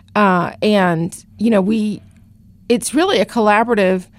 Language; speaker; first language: English; native; English